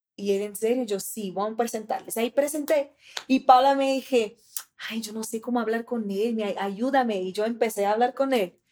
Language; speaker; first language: Spanish; non-native, fluent; Portuguese